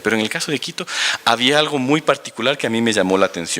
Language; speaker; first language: Spanish; native; Spanish